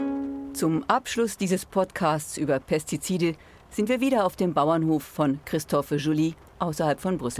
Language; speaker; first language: German; native; German